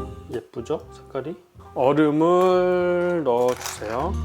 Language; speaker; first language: Korean; native; Korean